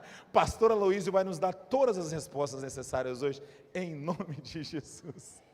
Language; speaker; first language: Portuguese; native; Portuguese